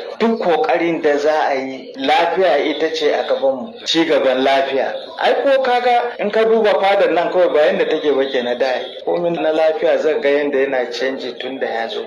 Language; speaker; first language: Hausa; non-native, local second language; Kanuri